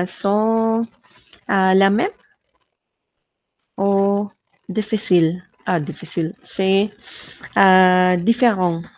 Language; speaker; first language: French; non-native, fluent; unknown